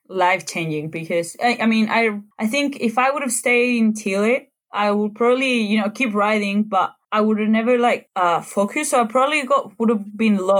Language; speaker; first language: English; non-native, fluent; Spanish